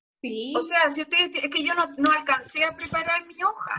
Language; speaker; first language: Spanish; native; Spanish